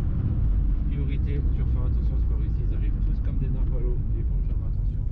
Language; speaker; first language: French; native; French